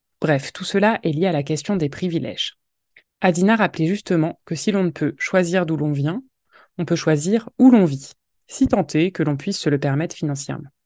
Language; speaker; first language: French; native; French